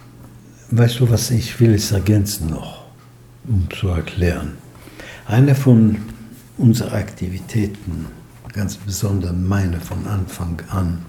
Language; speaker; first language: German; non-native, fluent; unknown